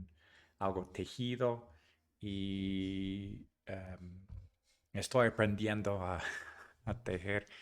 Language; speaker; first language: Spanish; non-native, fluent; English